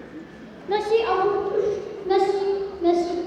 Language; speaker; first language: French; non-native, learner; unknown